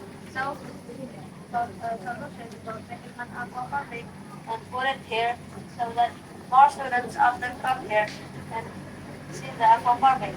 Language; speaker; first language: English; non-native, learner; Indonesian